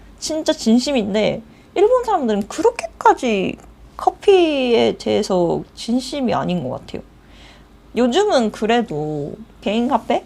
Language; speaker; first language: Korean; non-native, fluent; Japanese